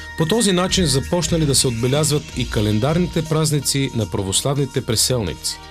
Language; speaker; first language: Bulgarian; native; Bulgarian